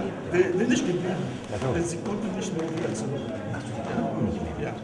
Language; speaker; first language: German; non-native, fluent; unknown